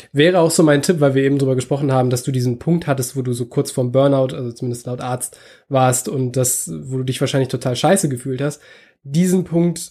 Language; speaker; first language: German; native; German